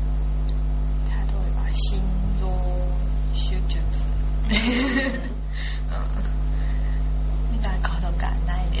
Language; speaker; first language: Japanese; non-native, learner; Chinese